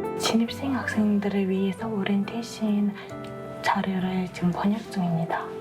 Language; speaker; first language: Korean; non-native, fluent; Mongolian